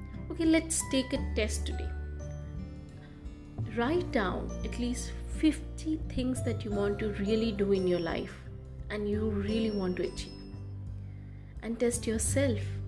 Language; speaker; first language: English; non-native, local second language; Hindi